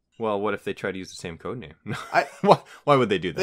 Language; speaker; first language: English; native; English